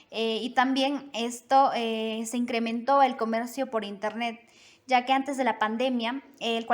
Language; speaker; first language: Spanish; native; Spanish